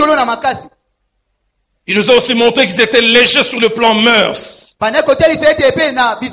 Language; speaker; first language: French; non-native, local second language; Lingala